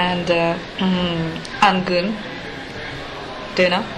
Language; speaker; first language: English; non-native, learner; Japanese